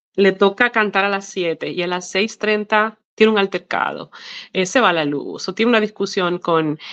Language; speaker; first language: Spanish; native; Spanish